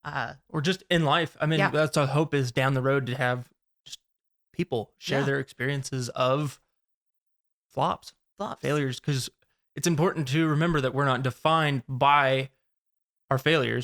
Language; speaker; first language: English; native; English